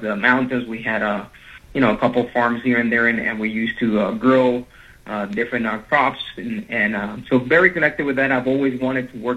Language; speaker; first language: English; non-native, fluent; Spanish